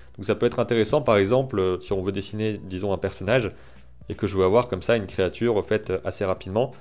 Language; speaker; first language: French; native; French